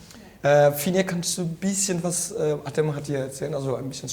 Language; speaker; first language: German; non-native, fluent; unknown